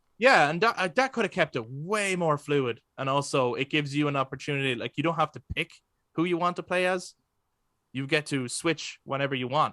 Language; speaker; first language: English; native; English